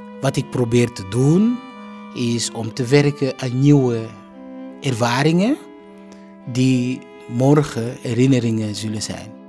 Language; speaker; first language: Dutch; non-native, fluent; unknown